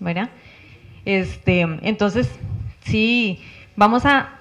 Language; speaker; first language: Spanish; native; Spanish